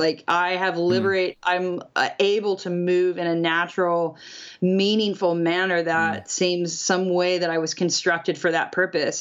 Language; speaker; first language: English; native; English